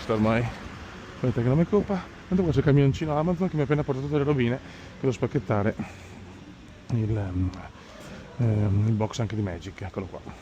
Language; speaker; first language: Italian; native; Italian